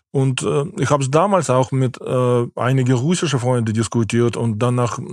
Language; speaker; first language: German; non-native, fluent; Ukrainian